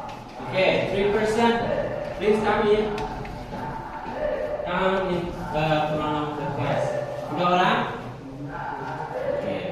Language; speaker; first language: English; non-native, learner; Indonesian